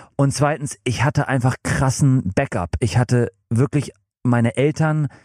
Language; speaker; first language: German; non-native, fluent; English